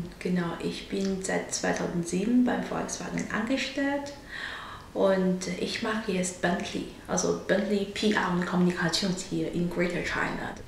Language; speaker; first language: German; non-native, learner; Chinese